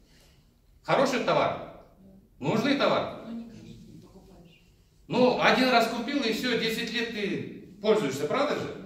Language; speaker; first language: Russian; non-native, local second language; Kazakh